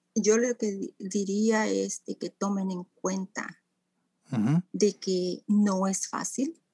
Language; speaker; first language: Spanish; native; Spanish